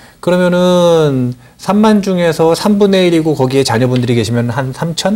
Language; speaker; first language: Korean; native; Korean